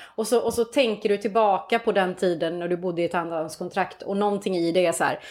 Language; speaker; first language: Swedish; native; Swedish